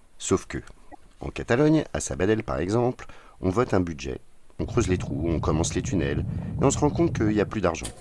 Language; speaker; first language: French; native; French